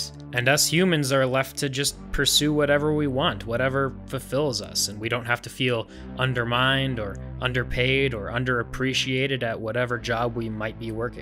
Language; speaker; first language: English; native; English